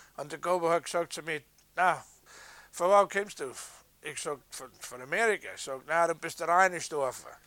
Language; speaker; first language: German; early bilingual, heritage; English